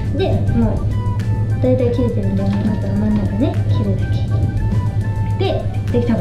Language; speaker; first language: Japanese; native; Japanese